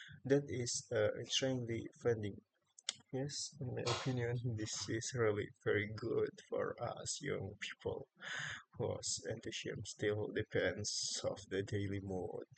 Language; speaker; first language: English; non-native, learner; Indonesian